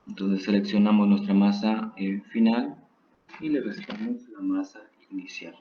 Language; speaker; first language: Spanish; native; Spanish